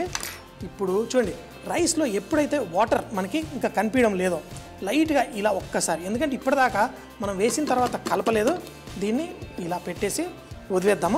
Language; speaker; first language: Telugu; native; Telugu